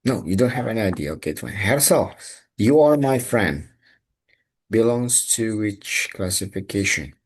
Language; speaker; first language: English; non-native, fluent; Indonesian